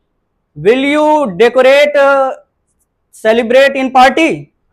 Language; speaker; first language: English; non-native, learner; Hindi